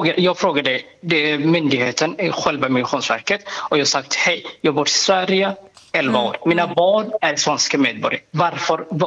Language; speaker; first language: Swedish; non-native, fluent; Somali